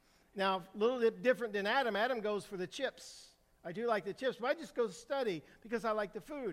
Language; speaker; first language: English; native; English